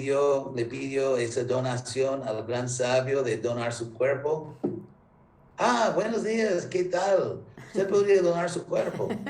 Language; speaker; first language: Spanish; non-native, fluent; English